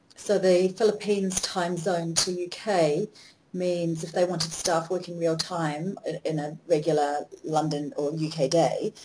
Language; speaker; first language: English; native; English